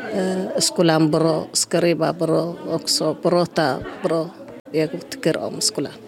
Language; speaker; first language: Swedish; non-native, learner; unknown